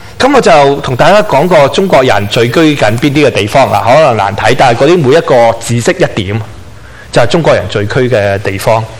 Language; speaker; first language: Chinese; non-native, local second language; Cantonese